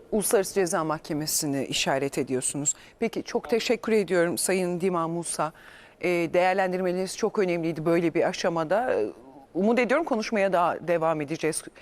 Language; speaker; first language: Turkish; native; Turkish